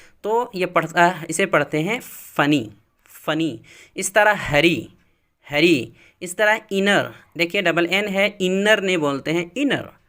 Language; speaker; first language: Urdu; native; Urdu